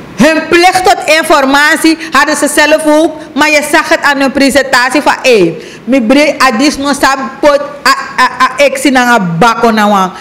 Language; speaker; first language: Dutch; native; Dutch